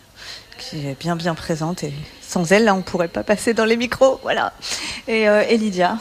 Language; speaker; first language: French; native; French